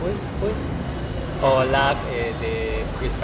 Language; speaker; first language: French; non-native, learner; Spanish